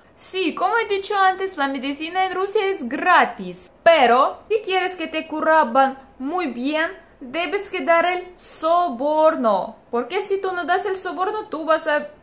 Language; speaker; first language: Spanish; non-native, fluent; Russian